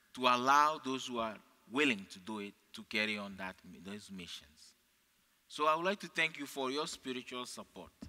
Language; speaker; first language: English; non-native, fluent; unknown